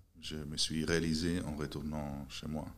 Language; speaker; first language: French; non-native, fluent; Italian